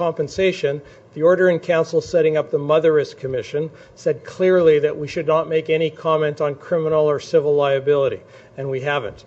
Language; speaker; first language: English; native; English